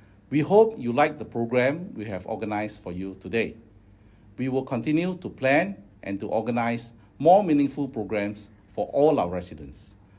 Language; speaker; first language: English; non-native, local second language; Chinese